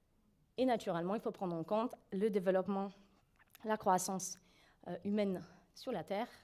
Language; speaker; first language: French; non-native, fluent; Polish